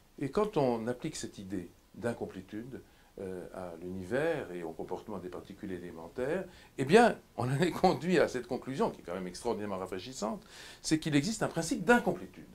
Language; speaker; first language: French; native; French